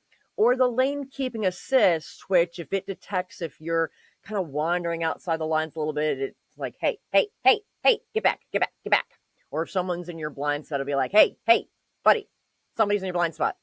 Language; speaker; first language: English; native; English